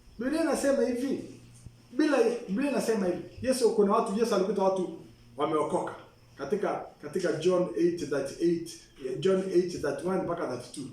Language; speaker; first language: Swahili; non-native, local second language; Masai